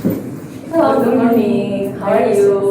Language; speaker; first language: English; non-native, learner; Indonesian